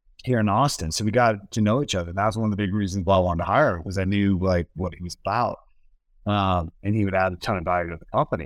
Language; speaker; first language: English; native; English